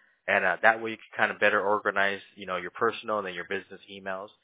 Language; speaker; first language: English; early bilingual, other home language; Spanish